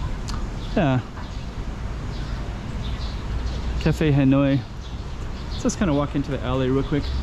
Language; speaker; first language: English; native; English